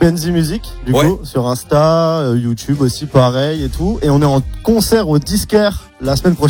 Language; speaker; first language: French; native; French